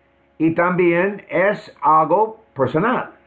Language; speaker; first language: Spanish; non-native, fluent; English